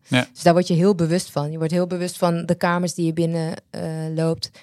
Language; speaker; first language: Dutch; native; Dutch